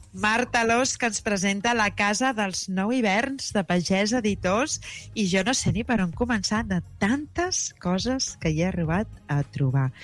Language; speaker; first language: Catalan; native; Catalan